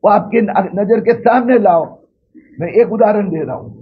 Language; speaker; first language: Hindi; non-native, local second language; Marathi